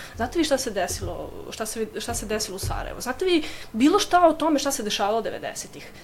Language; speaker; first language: Serbian; native; Serbian